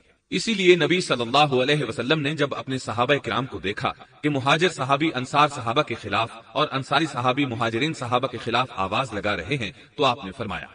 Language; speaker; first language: Urdu; native; Urdu